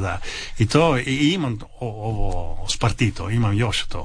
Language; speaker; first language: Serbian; non-native, fluent; Italian